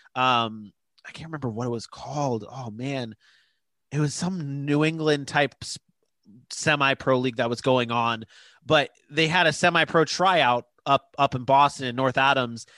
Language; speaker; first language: English; native; English